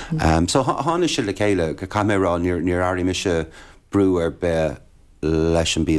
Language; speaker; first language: Irish; native; Irish